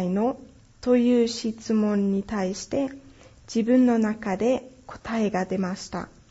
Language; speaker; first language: Japanese; non-native, fluent; German